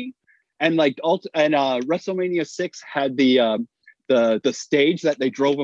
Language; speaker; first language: English; native; English